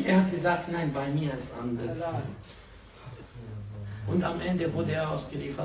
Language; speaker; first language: German; non-native, fluent; Arabic